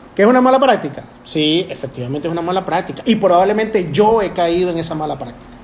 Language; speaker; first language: Spanish; native; Spanish